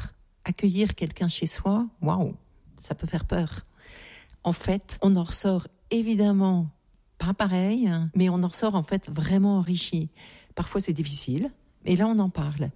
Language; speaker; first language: French; native; French